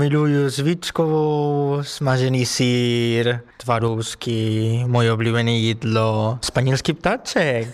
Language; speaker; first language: Czech; non-native, learner; Spanish